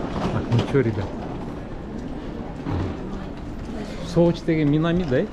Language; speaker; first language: Russian; non-native, local second language; Kyrgyz